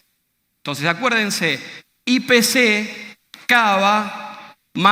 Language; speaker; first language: Spanish; native; Spanish